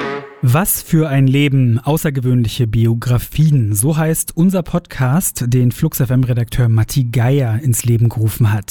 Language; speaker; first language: German; native; German